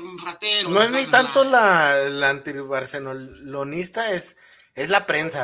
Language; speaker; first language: Spanish; native; Spanish